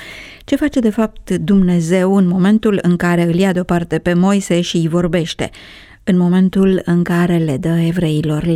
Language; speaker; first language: Romanian; native; Romanian